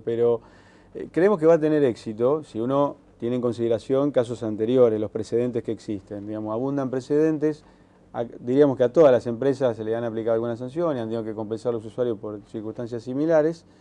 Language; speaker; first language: Spanish; native; Spanish